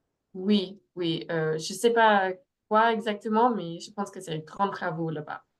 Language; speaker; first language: French; non-native, fluent; English